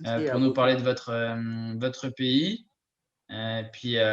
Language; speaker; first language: French; native; French